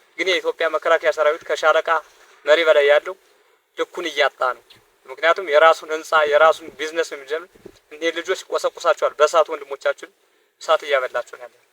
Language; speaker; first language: Amharic; native; Amharic